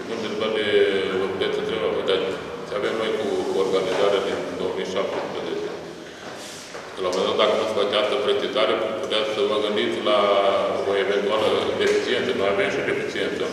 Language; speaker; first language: Romanian; native; Romanian